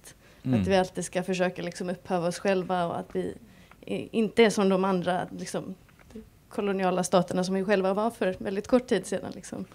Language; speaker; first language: Swedish; non-native, fluent; Icelandic